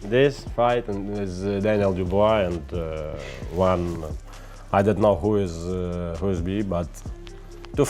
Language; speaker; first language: English; non-native, learner; Russian